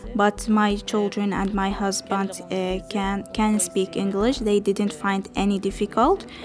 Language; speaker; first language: English; non-native, fluent; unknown